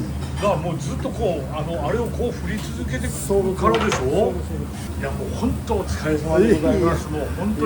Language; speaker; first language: Japanese; native; Japanese